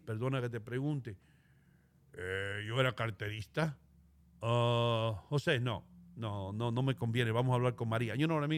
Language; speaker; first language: Spanish; native; Spanish